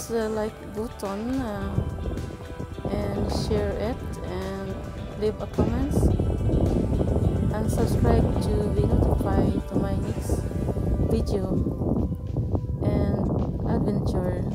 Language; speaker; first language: English; non-native, learner; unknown